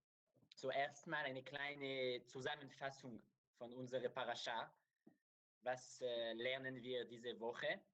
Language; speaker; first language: German; non-native, learner; Hebrew